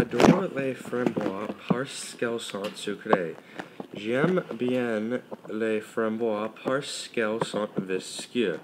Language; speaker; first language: French; non-native, learner; English